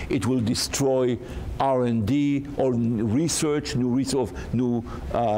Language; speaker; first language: English; non-native, fluent; Hebrew